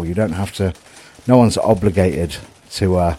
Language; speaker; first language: English; native; English